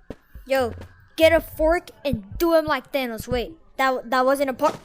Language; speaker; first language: English; native; English